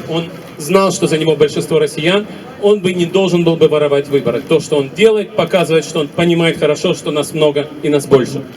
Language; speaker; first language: Russian; native; Russian